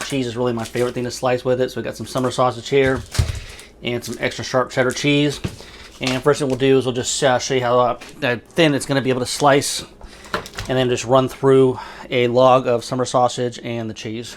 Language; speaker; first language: English; native; English